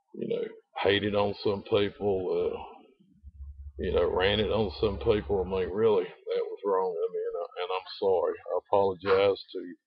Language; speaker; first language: English; native; English